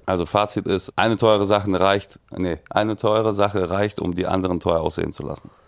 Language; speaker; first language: German; early bilingual, other home language; Russian